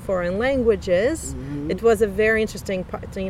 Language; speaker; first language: English; non-native, fluent; Russian